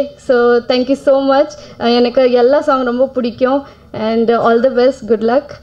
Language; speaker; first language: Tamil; non-native, learner; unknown